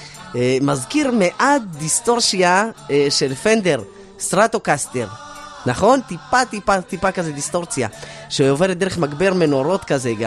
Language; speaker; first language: Hebrew; native; Hebrew